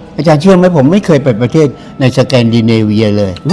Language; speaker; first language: Thai; native; Thai